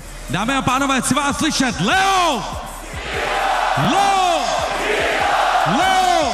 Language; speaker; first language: Czech; native; Czech